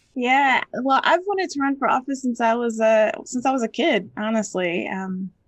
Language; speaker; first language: English; native; English